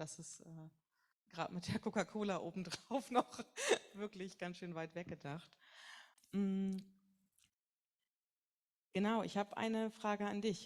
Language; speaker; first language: German; native; German